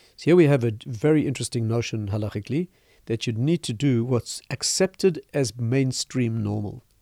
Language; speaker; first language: English; native; English